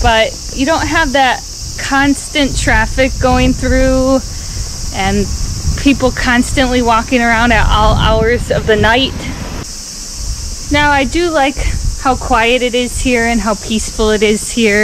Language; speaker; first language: English; native; English